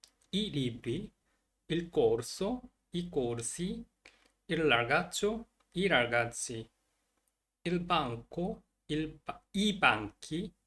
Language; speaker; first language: Italian; non-native, learner; Korean